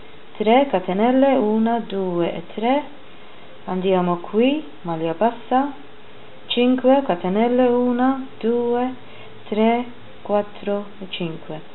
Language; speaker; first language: Italian; non-native, fluent; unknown